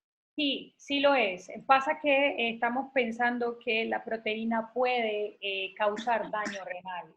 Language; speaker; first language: Spanish; native; Spanish